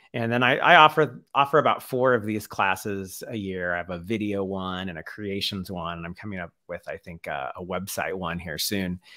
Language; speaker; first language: English; native; English